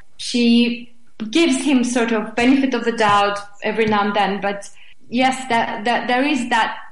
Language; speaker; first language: English; non-native, fluent; Russian